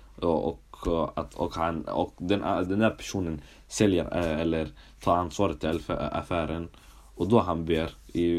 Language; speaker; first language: Swedish; early bilingual, other home language; Somali